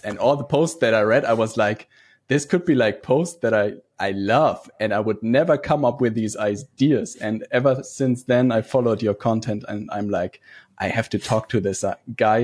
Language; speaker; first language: English; non-native, fluent; German